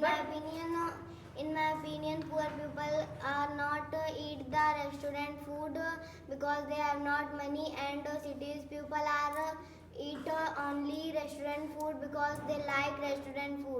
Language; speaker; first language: English; non-native, learner; Hindi